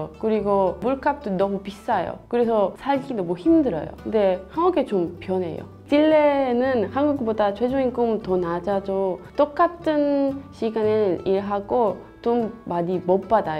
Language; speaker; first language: Korean; non-native, learner; Spanish